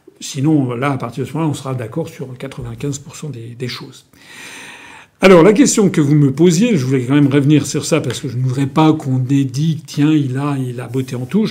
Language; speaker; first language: French; native; French